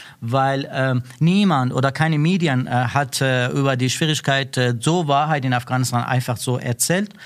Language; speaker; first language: German; non-native, learner; Persian